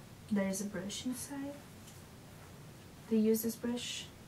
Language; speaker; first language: English; non-native, learner; Portuguese